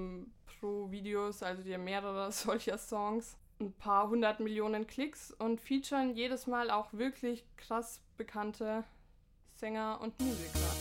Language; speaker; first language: German; native; German